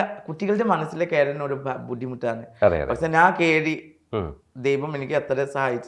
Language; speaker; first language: Malayalam; non-native, learner; Assamese